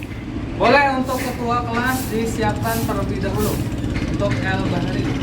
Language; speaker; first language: Indonesian; non-native, local second language; Sundanese